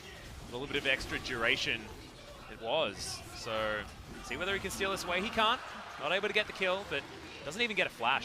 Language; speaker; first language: English; native; English